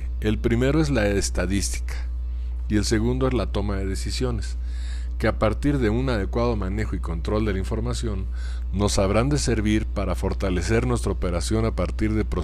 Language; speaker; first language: Spanish; native; Spanish